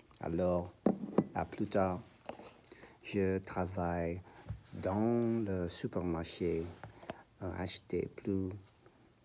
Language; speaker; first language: French; non-native, learner; English